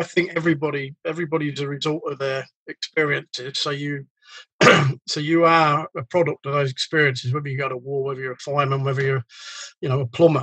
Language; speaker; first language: English; native; English